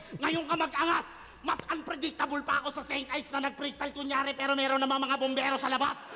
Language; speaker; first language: Filipino; native; Filipino